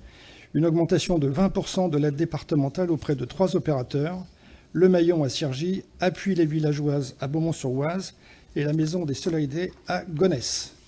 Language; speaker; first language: French; native; French